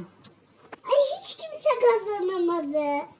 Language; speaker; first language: Turkish; native; Turkish